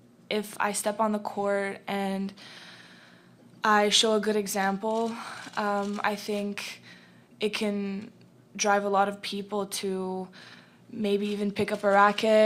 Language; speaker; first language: English; early bilingual, other home language; Romanian